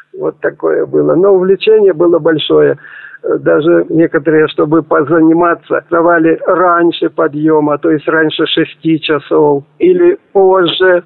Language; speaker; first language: Russian; native; Russian